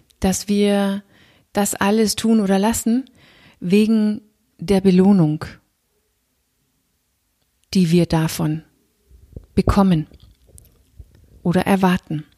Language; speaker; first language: German; non-native, fluent; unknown